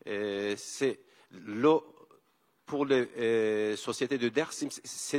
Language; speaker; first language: French; non-native, learner; Kurdish